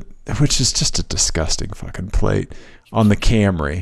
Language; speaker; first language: English; native; English